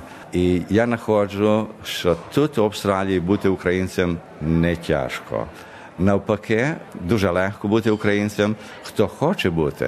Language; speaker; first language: Ukrainian; early bilingual, heritage; Ukrainian